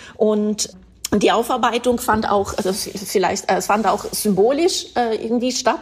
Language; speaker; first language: German; non-native, fluent; Italian